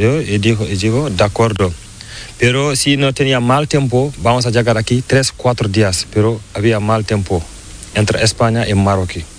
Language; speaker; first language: Spanish; non-native, learner; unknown